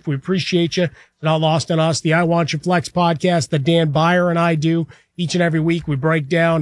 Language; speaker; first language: English; native; English